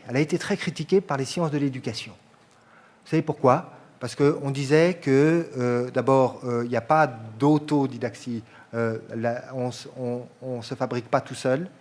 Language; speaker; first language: French; native; French